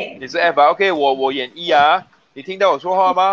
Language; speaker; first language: Chinese; native; Chinese